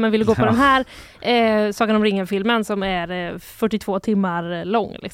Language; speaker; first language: Swedish; native; Swedish